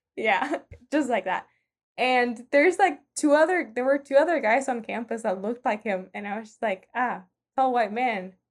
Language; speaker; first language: English; non-native, fluent; Spanish